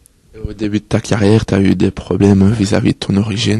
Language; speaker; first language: French; native; French